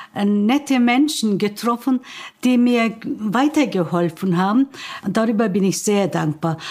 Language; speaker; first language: German; non-native, fluent; Turkish